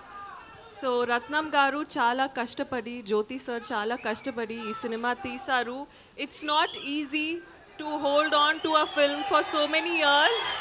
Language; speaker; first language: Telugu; non-native, learner; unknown